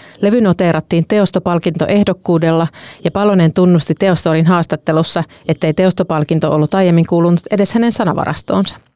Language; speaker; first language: Finnish; native; Finnish